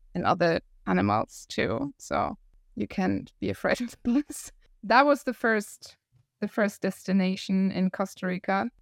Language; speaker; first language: English; non-native, fluent; German